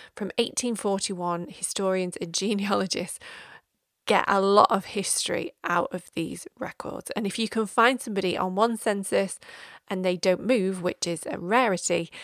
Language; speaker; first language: English; native; English